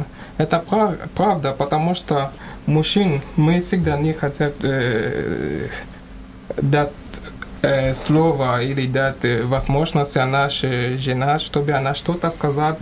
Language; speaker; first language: Russian; non-native, learner; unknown